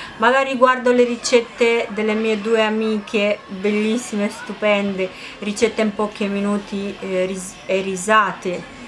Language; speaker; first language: Italian; non-native, fluent; Romanian